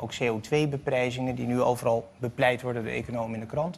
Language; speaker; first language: Dutch; native; Dutch